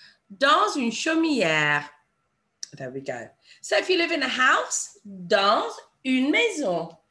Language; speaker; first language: French; non-native, fluent; English